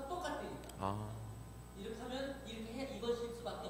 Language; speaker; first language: Korean; native; Korean